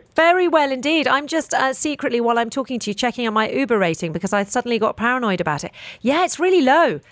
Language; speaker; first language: English; native; English